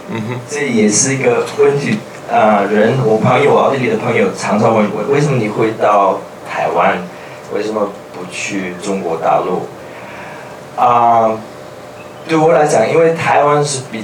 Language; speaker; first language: Chinese; non-native, fluent; German